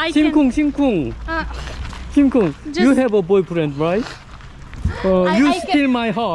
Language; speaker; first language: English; non-native, learner; Korean